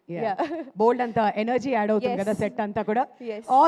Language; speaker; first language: Telugu; native; Telugu